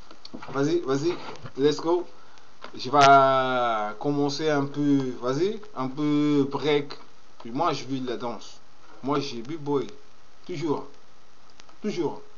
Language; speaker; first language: French; non-native, learner; Portuguese